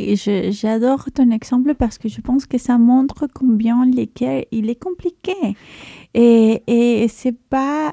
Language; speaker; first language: French; non-native, fluent; Spanish